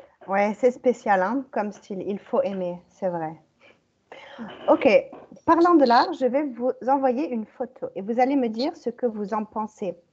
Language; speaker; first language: French; native; French